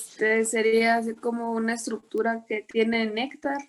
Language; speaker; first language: Spanish; native; Spanish